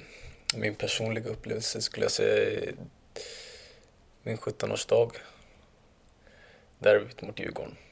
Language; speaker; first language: Swedish; early bilingual, other home language; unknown